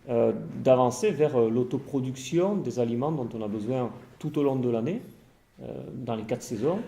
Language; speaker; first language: French; native; French